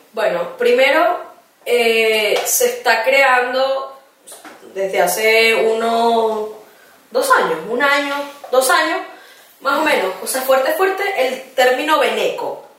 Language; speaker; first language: Spanish; native; Spanish